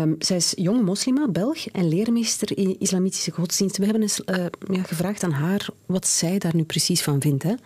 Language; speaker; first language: Dutch; native; Dutch